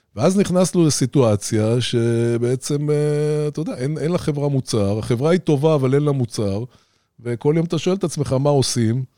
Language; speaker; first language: Hebrew; native; Hebrew